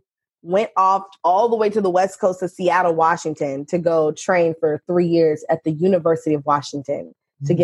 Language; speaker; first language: English; native; English